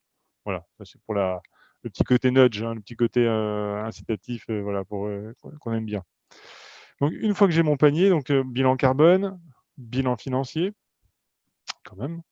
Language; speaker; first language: French; native; French